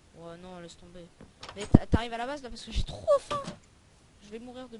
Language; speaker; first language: French; native; French